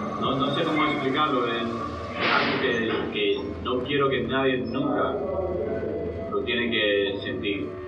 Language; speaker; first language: Spanish; early bilingual, heritage; English